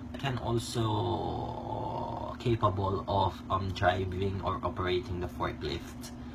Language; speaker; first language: English; non-native, local second language; Filipino